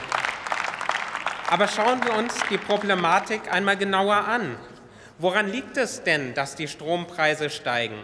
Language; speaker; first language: German; native; German